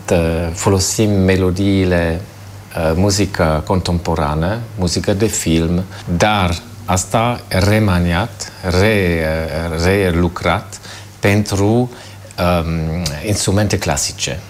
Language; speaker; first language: Romanian; non-native, fluent; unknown